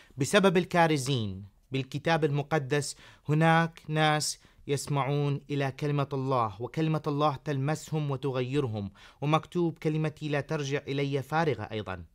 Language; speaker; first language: Arabic; native; Arabic